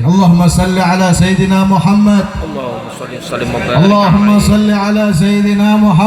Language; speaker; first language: Indonesian; non-native, local second language; Banjar